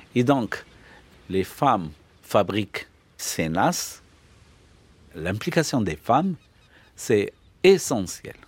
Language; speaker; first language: French; non-native, local second language; Arabic